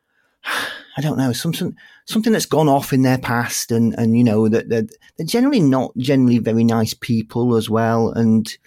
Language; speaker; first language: English; native; English